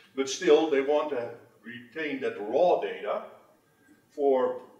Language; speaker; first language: English; non-native, fluent; Dutch